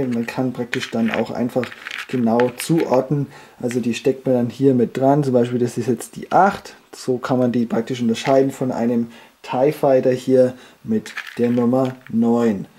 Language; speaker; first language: German; native; German